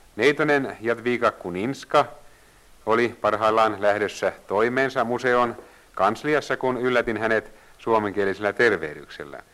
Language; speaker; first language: Finnish; native; Finnish